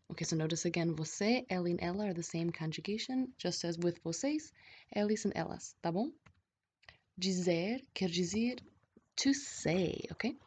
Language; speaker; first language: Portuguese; non-native, fluent; English